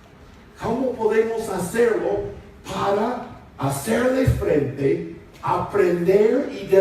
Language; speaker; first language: Spanish; non-native, fluent; English